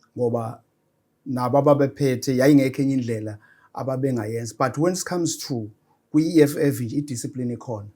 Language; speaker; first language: Zulu; native; Zulu